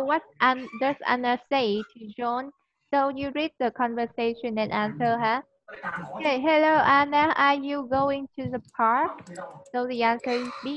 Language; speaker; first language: English; non-native, fluent; Vietnamese